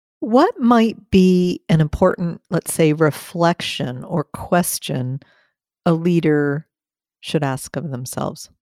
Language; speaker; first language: English; native; English